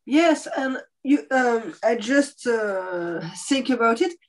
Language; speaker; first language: English; non-native, fluent; French